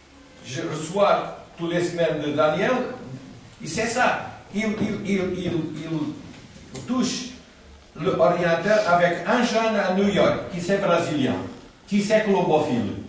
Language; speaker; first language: French; non-native, learner; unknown